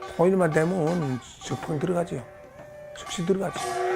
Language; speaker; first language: Korean; native; Korean